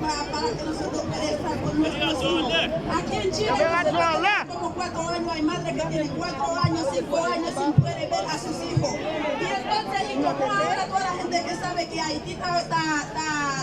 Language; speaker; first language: Spanish; non-native, fluent; Haitian Creole